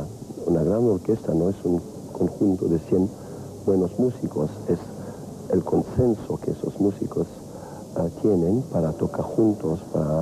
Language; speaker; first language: Spanish; non-native, fluent; French